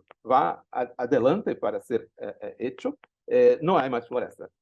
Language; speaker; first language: Spanish; non-native, learner; Portuguese